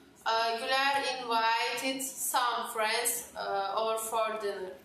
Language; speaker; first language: English; non-native, learner; Turkish